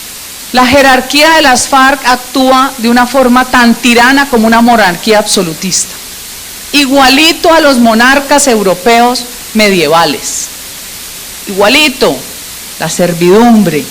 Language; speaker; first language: Spanish; native; Spanish